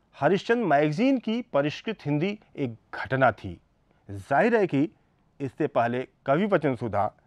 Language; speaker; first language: Hindi; native; Hindi